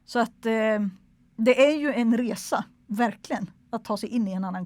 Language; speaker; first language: Swedish; native; Swedish